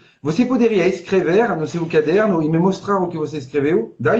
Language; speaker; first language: Portuguese; non-native, fluent; French